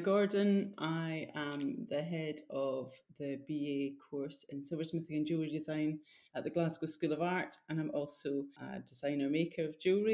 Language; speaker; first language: English; native; English